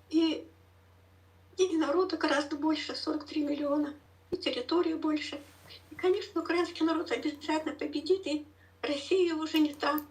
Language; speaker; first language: Russian; native; Russian